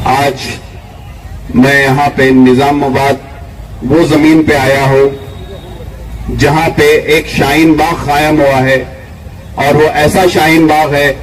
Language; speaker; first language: Urdu; native; Urdu